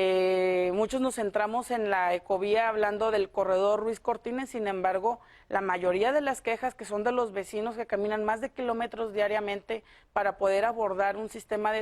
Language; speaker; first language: Spanish; native; Spanish